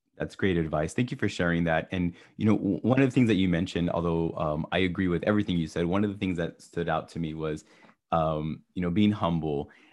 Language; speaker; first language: English; native; English